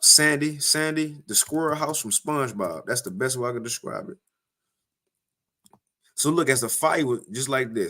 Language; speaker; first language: English; native; English